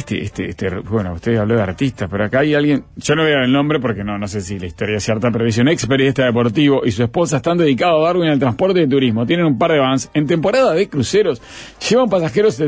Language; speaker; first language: Spanish; native; Spanish